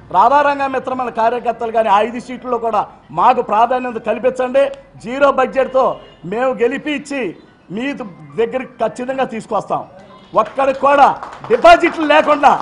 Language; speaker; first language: Telugu; native; Telugu